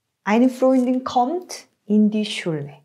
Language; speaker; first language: German; non-native, fluent; Korean